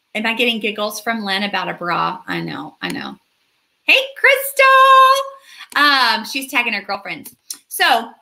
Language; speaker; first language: English; native; English